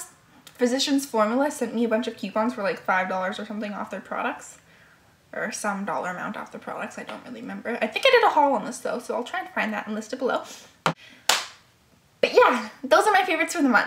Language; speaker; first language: English; native; English